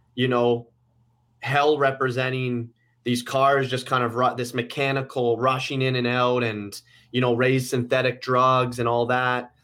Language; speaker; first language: English; native; English